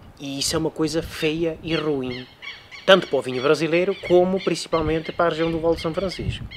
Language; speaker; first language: Portuguese; native; Portuguese